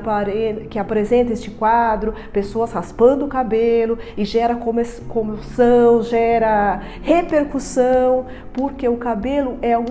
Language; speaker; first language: Portuguese; native; Portuguese